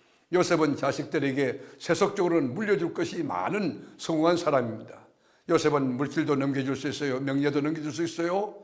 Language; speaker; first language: Korean; native; Korean